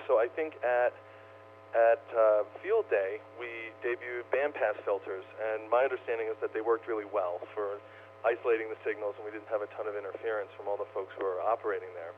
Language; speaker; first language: English; native; English